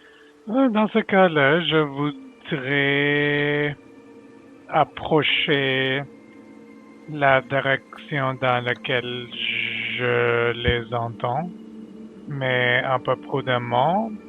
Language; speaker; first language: French; non-native, learner; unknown